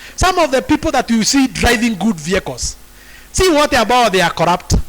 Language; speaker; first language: English; non-native, local second language; Swahili